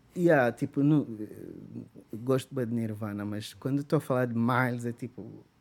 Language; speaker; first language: Portuguese; native; Portuguese